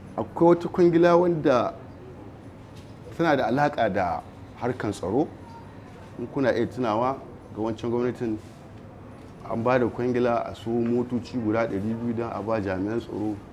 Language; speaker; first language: Hausa; native; Hausa